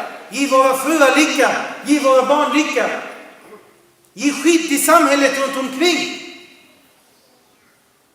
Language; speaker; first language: Swedish; non-native, fluent; Arabic